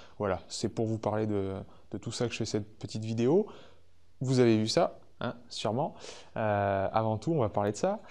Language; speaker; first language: French; native; French